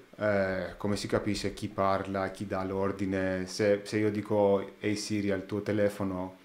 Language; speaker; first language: Italian; non-native, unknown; Greek